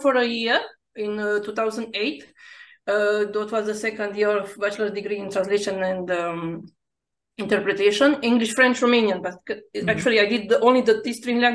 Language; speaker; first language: English; non-native, fluent; Romanian